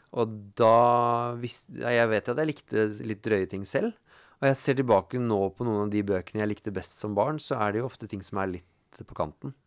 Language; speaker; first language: Norwegian; native; Norwegian